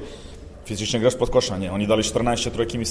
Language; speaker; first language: Polish; non-native, learner; Serbian